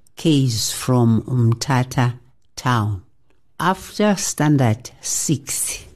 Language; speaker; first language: English; non-native, local second language; Xhosa